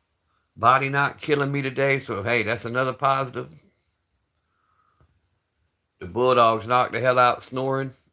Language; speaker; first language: English; native; English